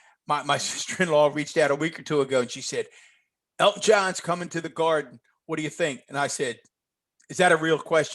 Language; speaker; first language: English; native; English